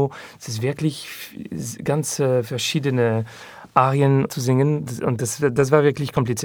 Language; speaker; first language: German; non-native, learner; French